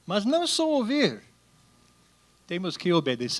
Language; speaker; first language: Portuguese; non-native, fluent; English